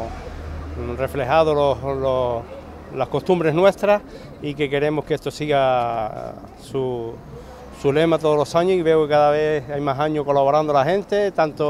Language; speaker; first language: Spanish; native; Spanish